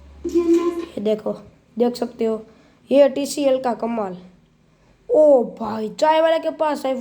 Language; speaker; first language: Hindi; non-native, local second language; Gujarati